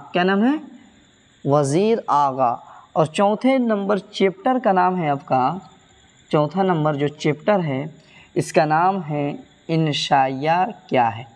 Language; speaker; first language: Urdu; native; Urdu